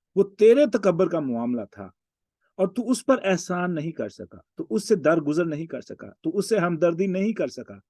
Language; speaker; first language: Urdu; non-native, local second language; Punjabi